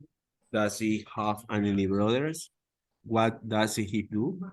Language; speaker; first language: English; non-native, learner; Spanish